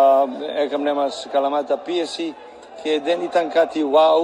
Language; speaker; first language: Greek; non-native, learner; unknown